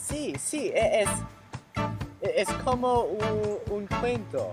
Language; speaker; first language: Spanish; non-native, learner; English